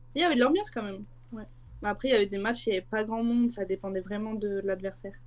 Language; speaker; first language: French; native; French